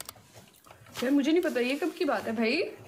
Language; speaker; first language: Hindi; native; Hindi